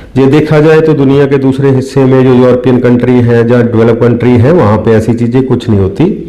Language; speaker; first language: Hindi; non-native, local second language; Punjabi